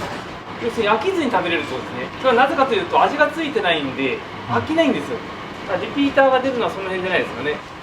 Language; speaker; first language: Japanese; native; Japanese